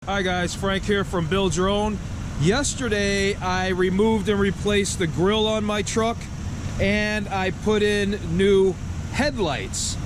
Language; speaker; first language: English; native; English